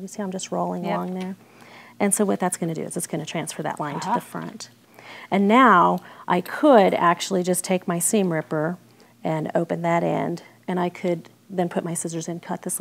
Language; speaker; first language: English; native; English